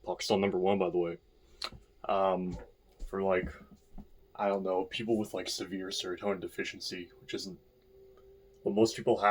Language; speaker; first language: English; native; English